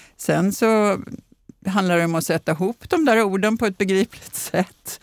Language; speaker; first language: Swedish; native; Swedish